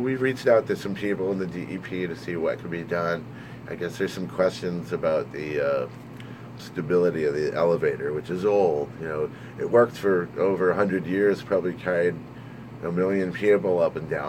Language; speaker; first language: English; native; English